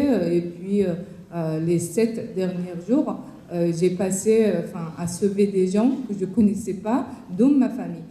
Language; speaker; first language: French; non-native, fluent; Persian